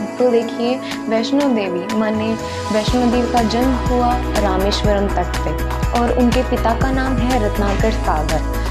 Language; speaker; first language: Hindi; native; Hindi